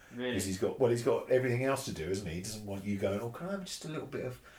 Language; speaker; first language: English; native; English